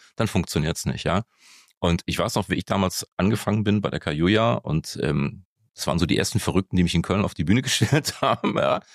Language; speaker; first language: German; native; German